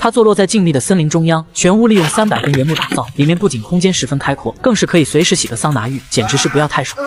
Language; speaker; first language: Chinese; native; Chinese